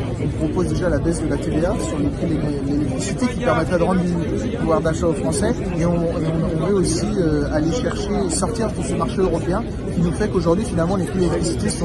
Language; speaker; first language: French; native; French